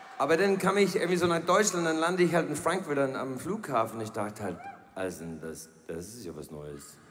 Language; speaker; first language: German; non-native, fluent; English